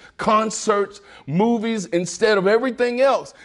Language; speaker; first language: English; native; English